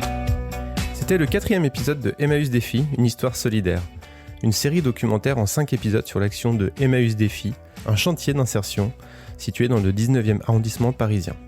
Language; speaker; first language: French; native; French